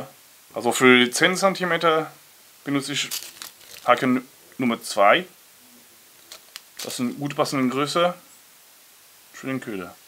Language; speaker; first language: German; non-native, learner; French